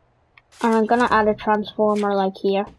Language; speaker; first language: English; native; English